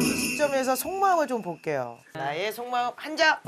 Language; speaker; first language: Korean; native; Korean